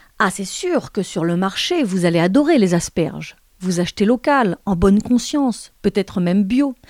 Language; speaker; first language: French; native; French